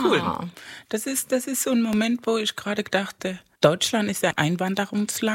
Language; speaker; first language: German; non-native, fluent; Spanish